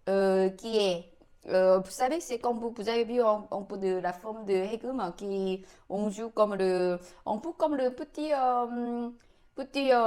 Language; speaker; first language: French; non-native, learner; Korean